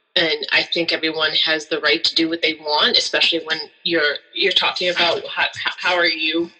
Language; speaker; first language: English; native; English